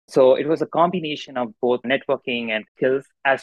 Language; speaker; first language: English; non-native, local second language; Tamil